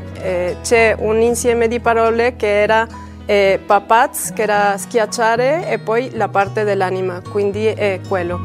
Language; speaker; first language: Italian; non-native, fluent; Spanish